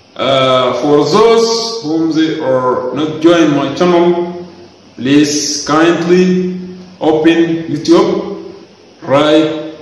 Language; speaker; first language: English; non-native, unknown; Arabic